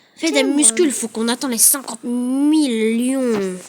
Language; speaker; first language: French; native; French